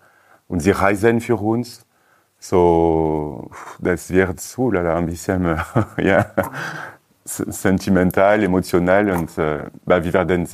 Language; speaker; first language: German; non-native, learner; French